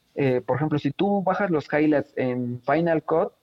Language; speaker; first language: Spanish; native; Spanish